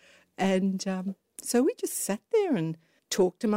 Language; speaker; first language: English; native; English